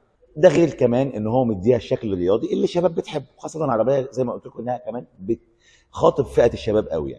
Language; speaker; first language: Arabic; native; Arabic